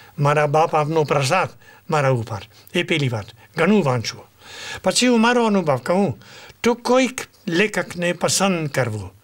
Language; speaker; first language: Gujarati; non-native, fluent; Spanish